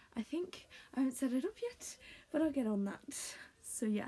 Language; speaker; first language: English; native; English